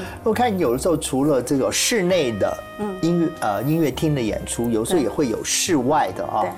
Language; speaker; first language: Chinese; native; Chinese